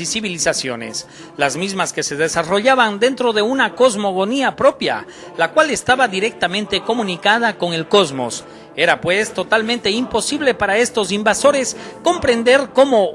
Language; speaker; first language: Spanish; native; Spanish